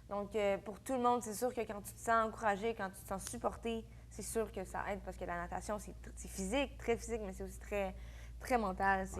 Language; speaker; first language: French; native; French